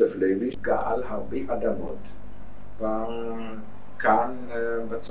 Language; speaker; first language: Hebrew; non-native, fluent; German